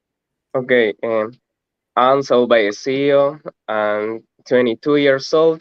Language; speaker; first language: English; non-native, learner; Spanish